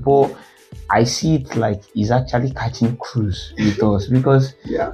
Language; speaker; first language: English; non-native, local second language; Yoruba